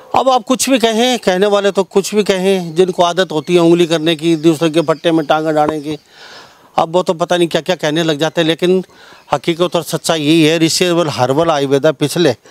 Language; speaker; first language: Hindi; native; Hindi